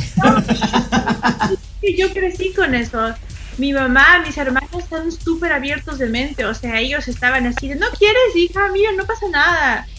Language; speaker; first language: Spanish; early bilingual, other home language; English